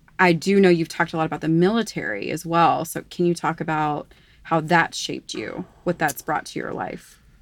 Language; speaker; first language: English; native; English